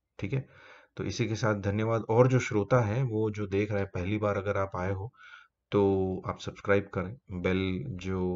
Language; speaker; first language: Hindi; native; Hindi